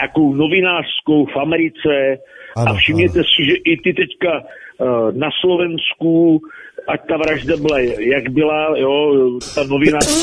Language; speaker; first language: Czech; native; Czech